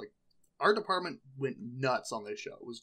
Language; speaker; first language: English; native; English